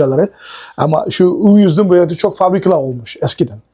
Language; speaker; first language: Turkish; non-native, learner; Uyghur